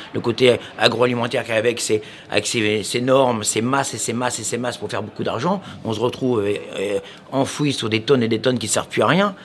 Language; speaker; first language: French; native; French